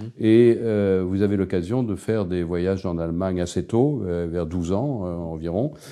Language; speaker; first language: French; native; French